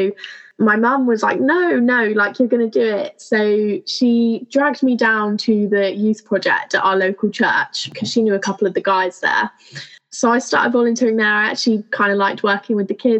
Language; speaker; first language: English; native; English